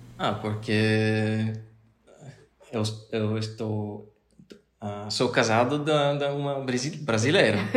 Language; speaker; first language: Portuguese; non-native, learner; Bulgarian